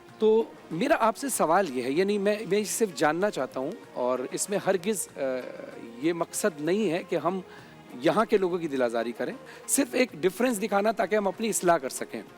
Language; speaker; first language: Urdu; native; Urdu